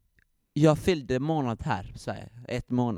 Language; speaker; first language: Swedish; early bilingual, other home language; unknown